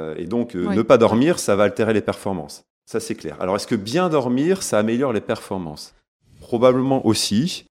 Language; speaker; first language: French; native; French